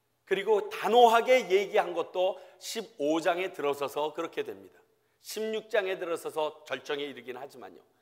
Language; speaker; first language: Korean; native; Korean